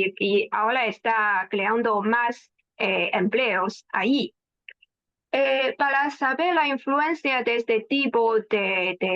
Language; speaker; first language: Spanish; non-native, fluent; Chinese